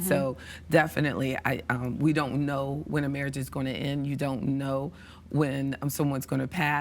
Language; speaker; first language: English; native; English